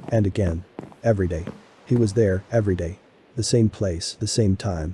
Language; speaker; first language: English; native; English